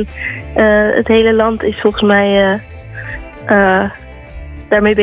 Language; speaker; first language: Dutch; native; Dutch